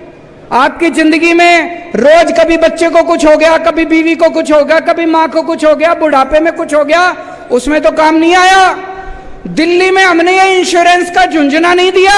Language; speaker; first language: Hindi; native; Hindi